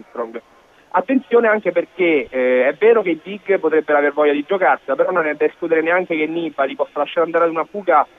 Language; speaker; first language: Italian; native; Italian